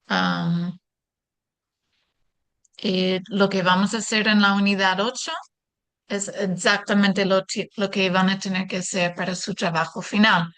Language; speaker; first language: Spanish; non-native, fluent; English